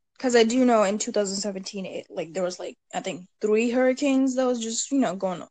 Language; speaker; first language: English; early bilingual, other home language; Bangla